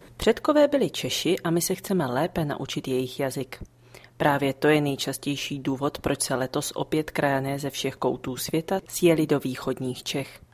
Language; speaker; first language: Czech; native; Czech